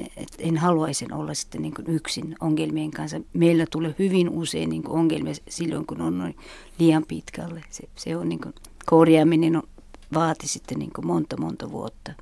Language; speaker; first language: Finnish; non-native, fluent; Uzbek